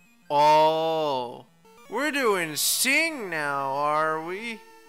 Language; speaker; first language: English; native; English